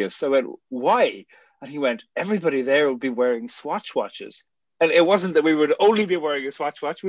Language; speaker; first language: English; native; English